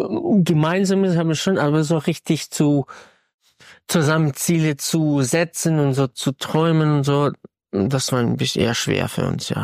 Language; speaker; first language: German; non-native, fluent; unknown